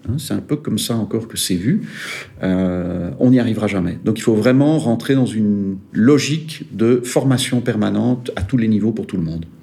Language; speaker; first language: French; native; French